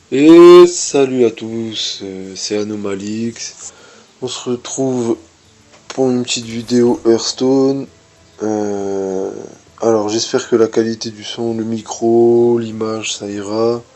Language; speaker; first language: French; native; French